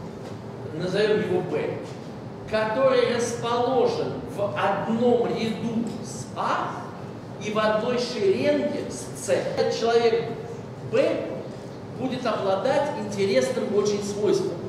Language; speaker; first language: Russian; native; Russian